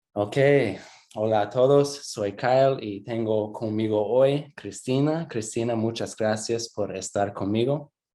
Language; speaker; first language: Spanish; non-native, fluent; English